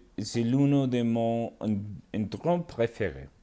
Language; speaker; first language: French; non-native, learner; Spanish